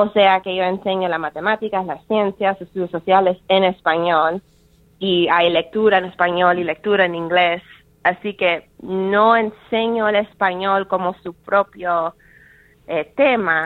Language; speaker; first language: Spanish; early bilingual, heritage; Spanish